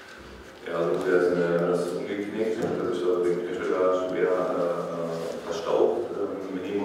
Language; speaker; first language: German; native; German